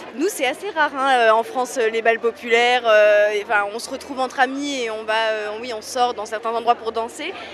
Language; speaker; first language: French; native; French